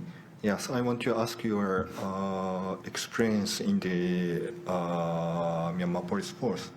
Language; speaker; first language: English; non-native, learner; Japanese